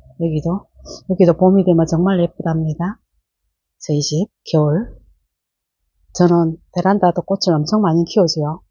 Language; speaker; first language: Korean; native; Korean